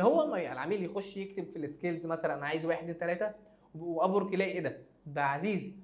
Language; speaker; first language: Arabic; native; Arabic